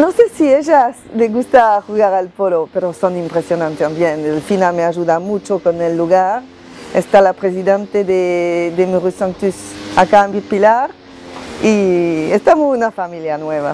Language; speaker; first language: Spanish; non-native, fluent; French